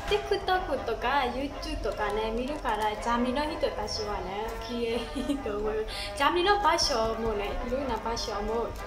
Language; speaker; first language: Japanese; non-native, learner; Burmese